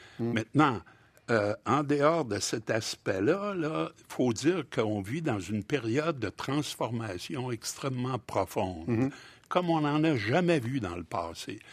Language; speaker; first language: French; native; French